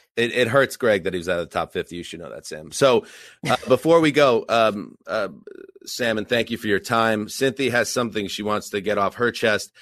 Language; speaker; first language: English; native; English